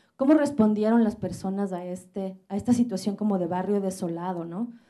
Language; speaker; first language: Spanish; native; Spanish